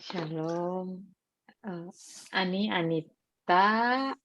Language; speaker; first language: Hebrew; non-native, learner; Indonesian